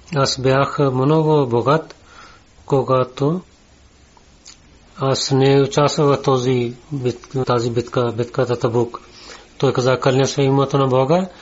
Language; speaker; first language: Bulgarian; non-native, learner; Urdu